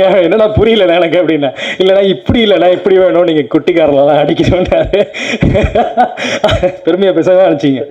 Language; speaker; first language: Tamil; native; Tamil